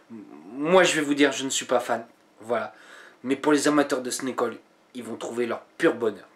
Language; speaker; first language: French; native; French